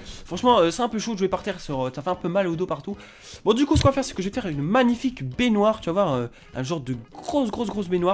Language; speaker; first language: French; native; French